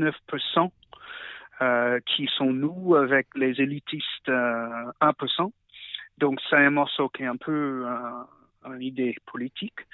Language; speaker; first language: French; non-native, fluent; English